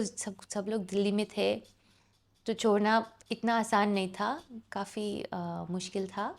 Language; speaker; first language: Hindi; non-native, local second language; English